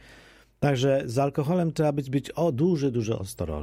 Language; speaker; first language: Polish; non-native, local second language; Ukrainian